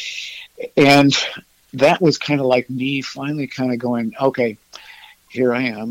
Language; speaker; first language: English; native; English